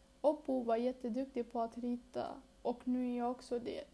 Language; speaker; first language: Swedish; early bilingual, other home language; Bangla